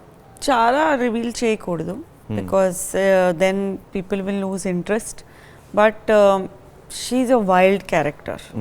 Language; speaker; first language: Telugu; non-native, learner; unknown